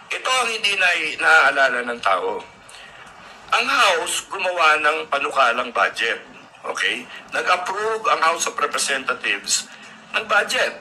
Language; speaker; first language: Filipino; native; Filipino